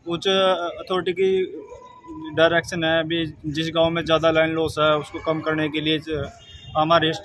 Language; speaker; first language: Hindi; native; Hindi